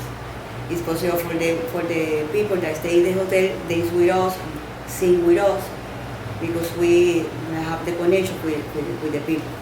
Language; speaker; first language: English; non-native, learner; Spanish